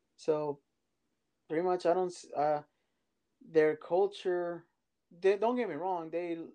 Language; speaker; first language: English; early bilingual, other home language; Spanish